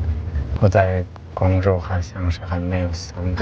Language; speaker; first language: Chinese; non-native, fluent; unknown